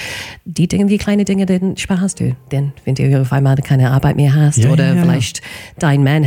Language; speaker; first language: German; non-native, fluent; English